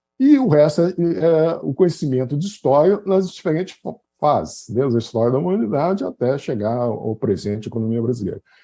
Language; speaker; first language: Portuguese; native; Portuguese